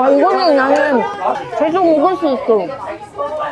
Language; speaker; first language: Korean; non-native, fluent; Japanese